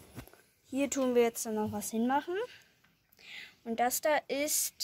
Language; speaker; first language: German; native; German